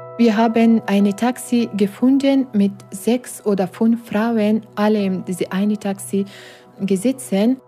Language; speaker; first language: German; non-native, learner; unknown